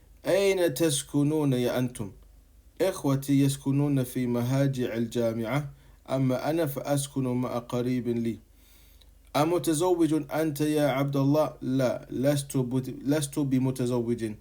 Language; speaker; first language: Arabic; non-native, fluent; English